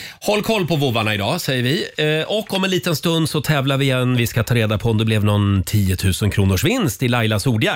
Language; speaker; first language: Swedish; native; Swedish